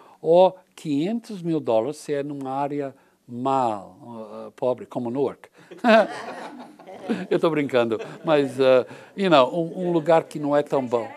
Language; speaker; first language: Portuguese; non-native, learner; English